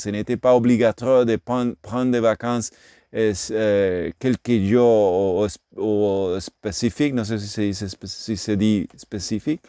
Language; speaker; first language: French; non-native, learner; English